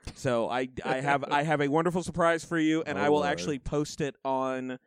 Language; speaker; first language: English; native; English